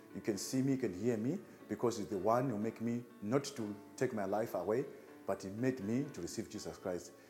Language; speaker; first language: English; non-native, local second language; Shona